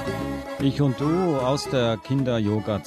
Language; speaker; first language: German; native; German